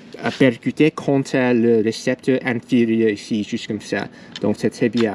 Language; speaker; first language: French; non-native, learner; English